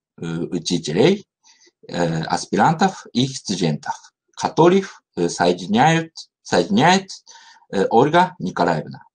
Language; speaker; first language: Russian; non-native, learner; Japanese